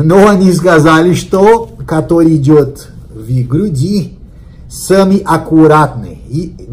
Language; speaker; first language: Russian; non-native, learner; Portuguese